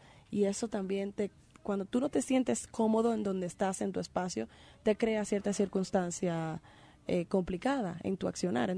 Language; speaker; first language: Spanish; native; Spanish